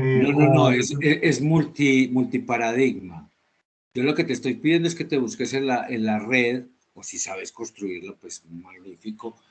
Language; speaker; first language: Spanish; native; Spanish